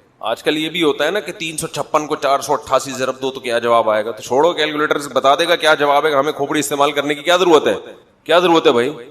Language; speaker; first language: Urdu; native; Urdu